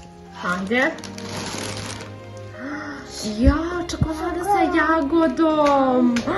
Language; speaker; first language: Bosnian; early bilingual, heritage; Serbian